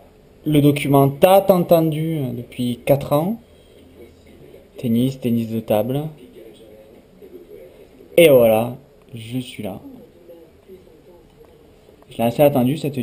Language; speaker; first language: French; native; French